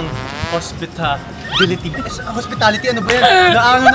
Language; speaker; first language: Filipino; native; Filipino